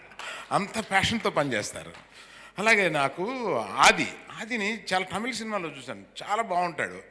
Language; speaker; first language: Telugu; native; Telugu